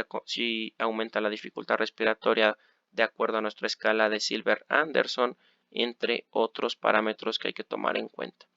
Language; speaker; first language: Spanish; native; Spanish